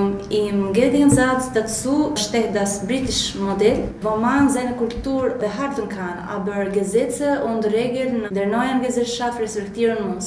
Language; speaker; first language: German; non-native, fluent; Albanian